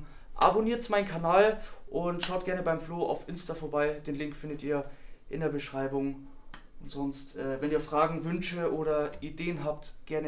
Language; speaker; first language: German; native; German